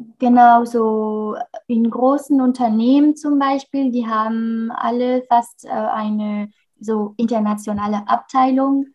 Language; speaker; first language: German; non-native, fluent; French